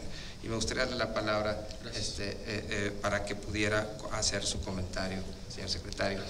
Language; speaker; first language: Spanish; native; Spanish